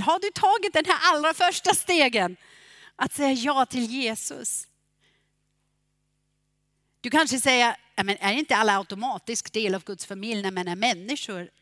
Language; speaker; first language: Swedish; non-native, fluent; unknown